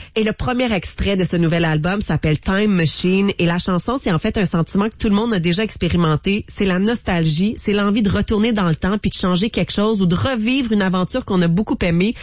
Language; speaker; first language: French; native; French